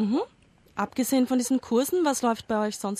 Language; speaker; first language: German; native; German